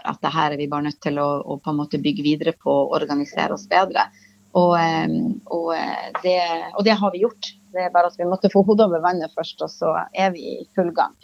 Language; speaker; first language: Norwegian; native; Norwegian